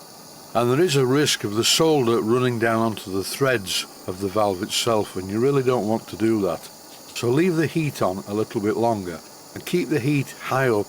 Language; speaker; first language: English; native; English